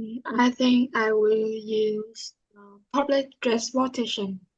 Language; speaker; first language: English; non-native, learner; Vietnamese